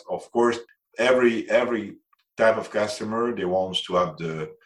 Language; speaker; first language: English; non-native, fluent; French